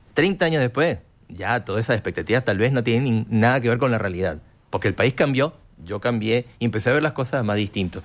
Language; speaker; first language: Spanish; native; Spanish